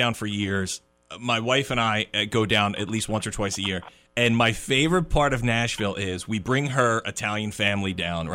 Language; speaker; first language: English; native; English